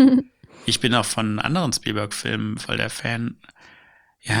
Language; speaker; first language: German; native; German